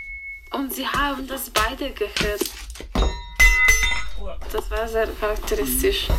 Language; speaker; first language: German; non-native, fluent; Polish